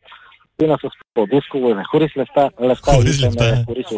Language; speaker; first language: Greek; non-native, fluent; Bulgarian